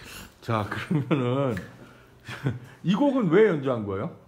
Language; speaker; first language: Korean; native; Korean